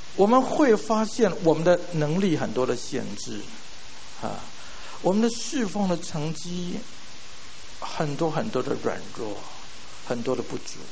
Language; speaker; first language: Chinese; non-native, local second language; Min Nan Chinese